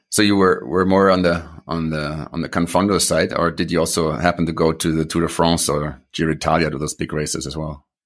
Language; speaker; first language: English; non-native, fluent; German